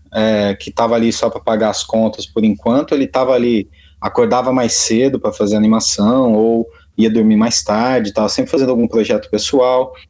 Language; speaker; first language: Portuguese; native; Portuguese